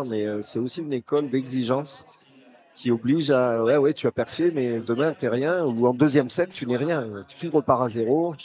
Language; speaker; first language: French; native; French